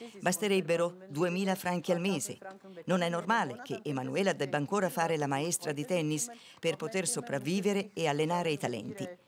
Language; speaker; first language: Italian; native; Italian